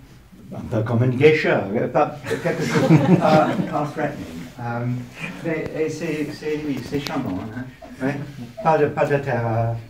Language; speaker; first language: French; non-native, learner; English